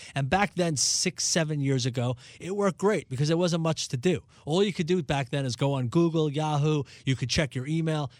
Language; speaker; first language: English; native; English